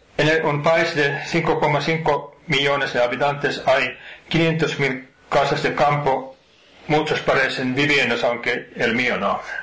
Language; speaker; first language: Spanish; non-native, fluent; Finnish